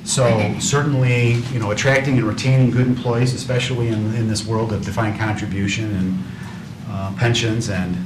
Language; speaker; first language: English; native; English